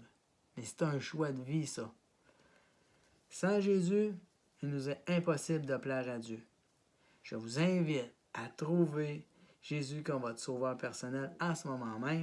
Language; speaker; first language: French; native; French